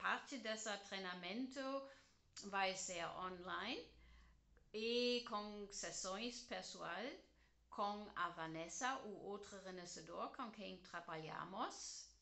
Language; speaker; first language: Portuguese; non-native, learner; German